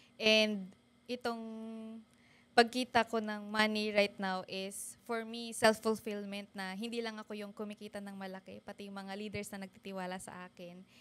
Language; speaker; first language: Filipino; native; Filipino